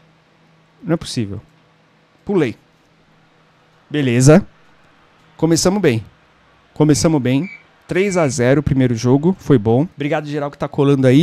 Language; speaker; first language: Portuguese; native; Portuguese